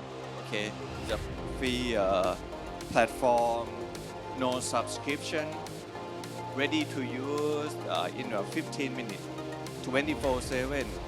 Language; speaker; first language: English; non-native, learner; Thai